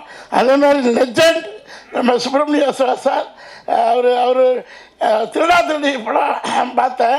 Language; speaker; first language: Tamil; native; Tamil